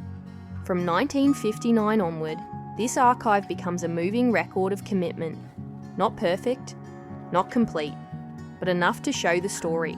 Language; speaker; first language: English; native; English